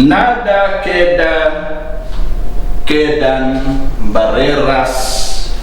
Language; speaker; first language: Spanish; non-native, fluent; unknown